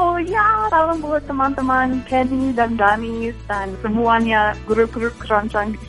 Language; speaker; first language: Indonesian; non-native, fluent; English